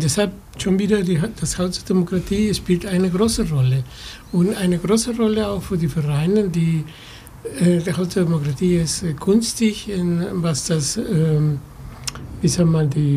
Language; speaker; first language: German; non-native, fluent; Spanish